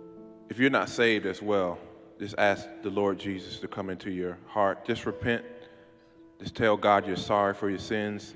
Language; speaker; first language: English; native; English